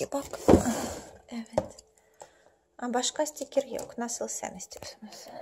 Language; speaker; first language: Turkish; non-native, learner; Russian